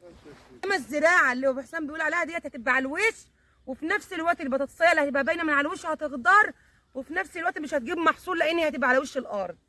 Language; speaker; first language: Arabic; native; Arabic